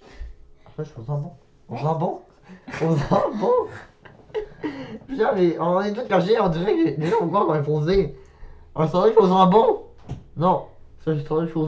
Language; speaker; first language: French; native; French